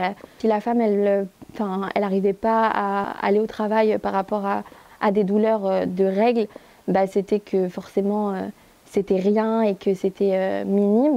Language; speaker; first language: French; native; French